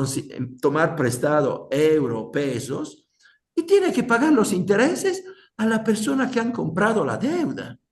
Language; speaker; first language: Spanish; non-native, fluent; Italian